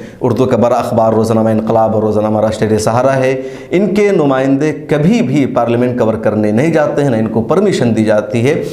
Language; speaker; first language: Urdu; native; Urdu